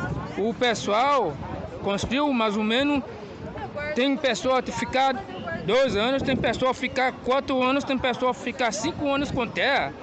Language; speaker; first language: Portuguese; non-native, learner; Haitian Creole